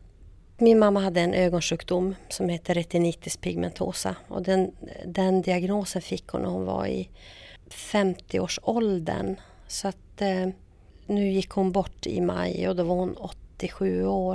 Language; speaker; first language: Swedish; native; Swedish